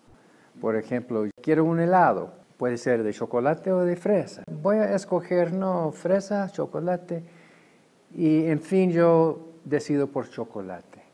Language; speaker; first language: Spanish; non-native, fluent; English